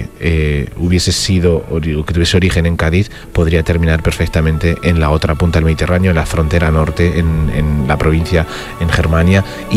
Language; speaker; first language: Spanish; native; Spanish